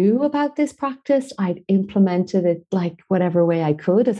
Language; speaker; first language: English; native; English